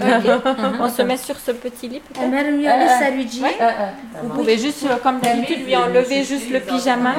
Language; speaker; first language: French; native; French